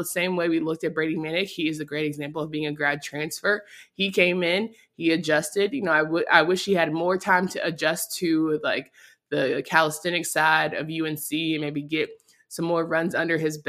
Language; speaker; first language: English; native; English